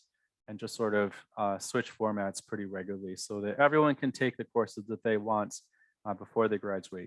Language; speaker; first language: English; native; English